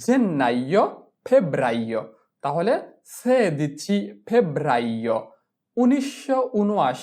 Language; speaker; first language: Italian; non-native, fluent; Bangla